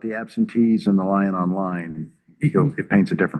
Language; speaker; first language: English; native; English